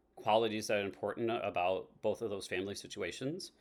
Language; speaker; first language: English; native; English